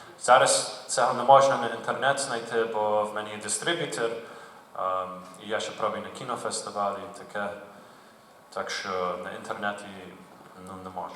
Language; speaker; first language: Ukrainian; early bilingual, heritage; Ukrainian